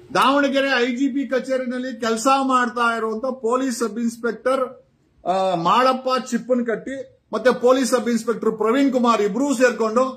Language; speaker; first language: Kannada; native; Kannada